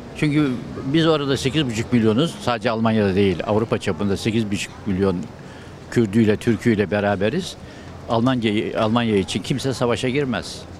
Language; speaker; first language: Turkish; native; Turkish